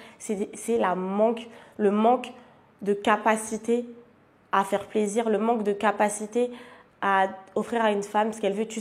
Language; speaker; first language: French; native; French